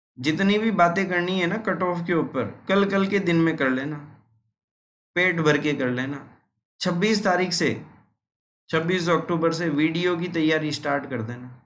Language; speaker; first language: Hindi; native; Hindi